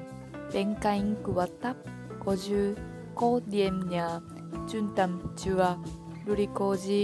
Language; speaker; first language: Vietnamese; non-native, learner; Japanese